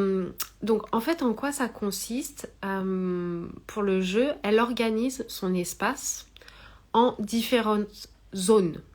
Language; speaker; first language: French; native; French